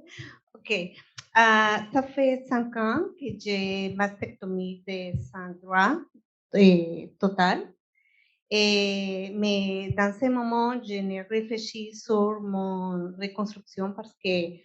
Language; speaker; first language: French; non-native, learner; Spanish